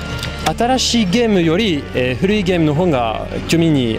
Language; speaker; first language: Japanese; non-native, learner; French